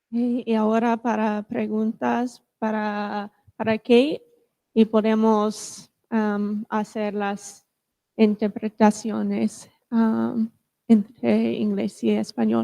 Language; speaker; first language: Spanish; non-native, fluent; English